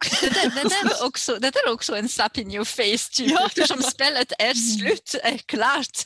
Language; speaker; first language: Swedish; non-native, fluent; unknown